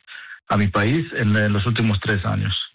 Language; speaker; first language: Spanish; non-native, learner; Hebrew